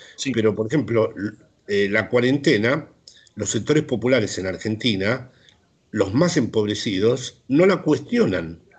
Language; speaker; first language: Spanish; native; Spanish